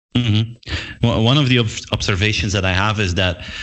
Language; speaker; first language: English; non-native, fluent; Dutch